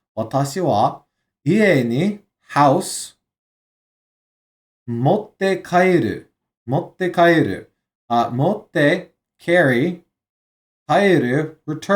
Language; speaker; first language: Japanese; non-native, learner; English